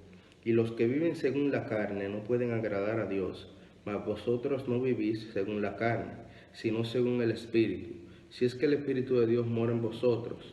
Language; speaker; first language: Spanish; native; Spanish